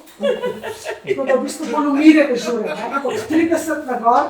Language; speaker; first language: Slovenian; native; Slovenian